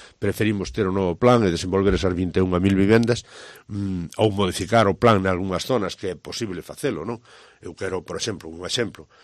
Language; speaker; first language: Galician; native; Galician